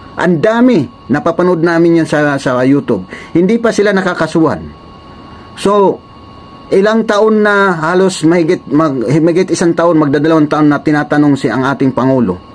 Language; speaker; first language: Filipino; non-native, local second language; Waray